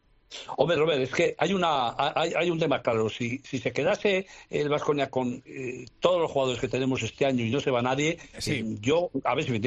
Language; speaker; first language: Spanish; native; Spanish